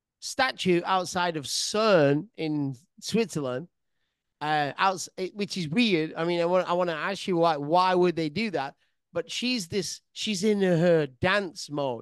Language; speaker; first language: English; native; English